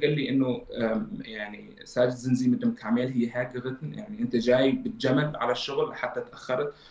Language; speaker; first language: Arabic; native; Arabic